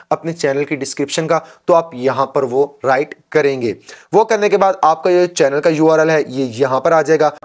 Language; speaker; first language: Urdu; non-native, local second language; Punjabi